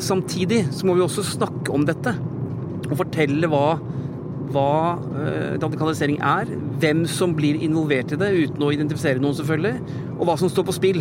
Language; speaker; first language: Norwegian; native; Norwegian